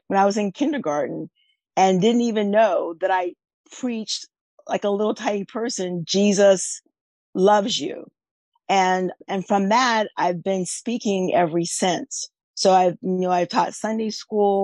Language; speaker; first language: English; native; English